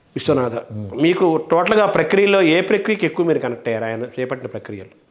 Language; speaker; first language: Telugu; native; Telugu